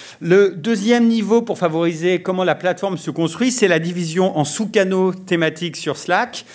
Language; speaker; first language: French; native; French